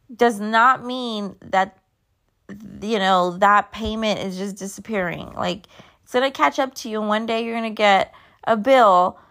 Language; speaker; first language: English; native; English